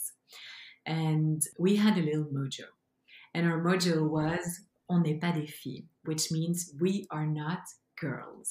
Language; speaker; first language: English; non-native, fluent; French